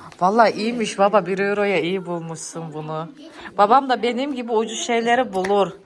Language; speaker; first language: Turkish; early bilingual, heritage; Turkish